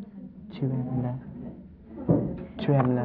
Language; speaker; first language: French; non-native, learner; English